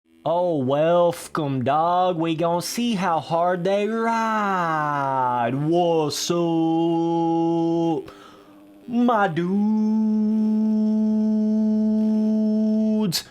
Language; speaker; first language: English; native; English